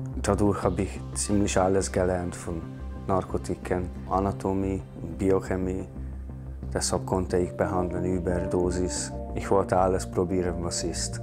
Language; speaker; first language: German; non-native, fluent; Hungarian